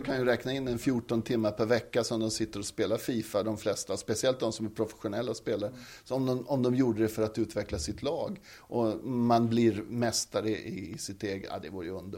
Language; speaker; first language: Swedish; native; Swedish